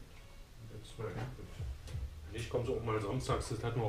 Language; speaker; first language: German; native; German